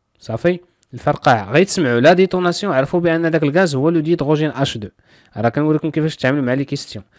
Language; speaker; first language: French; non-native, local second language; Arabic